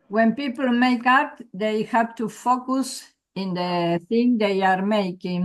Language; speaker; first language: English; non-native, learner; Spanish